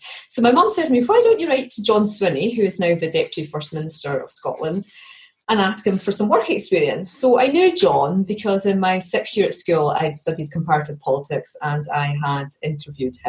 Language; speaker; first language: English; native; English